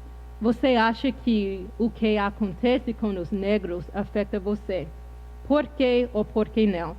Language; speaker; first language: Portuguese; non-native, fluent; English